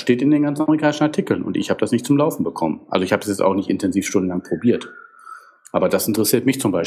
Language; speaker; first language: German; native; German